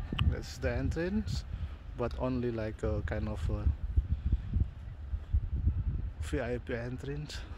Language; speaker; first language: English; non-native, learner; Javanese